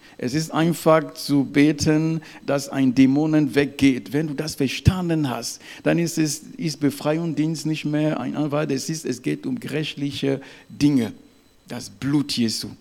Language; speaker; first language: German; non-native, fluent; French